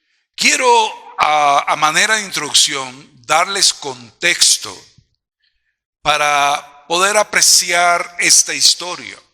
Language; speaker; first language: Spanish; native; Spanish